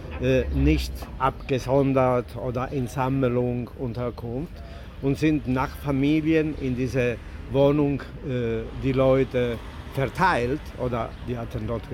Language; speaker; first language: German; non-native, learner; Italian